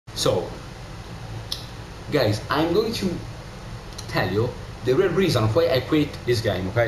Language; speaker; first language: English; non-native, learner; Italian